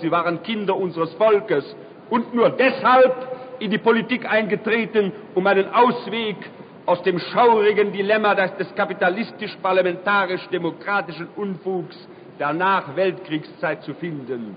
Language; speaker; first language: German; native; German